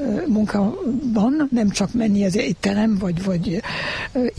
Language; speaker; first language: Hungarian; non-native, learner; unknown